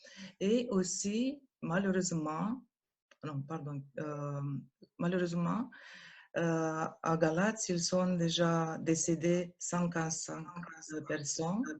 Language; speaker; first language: French; non-native, learner; Romanian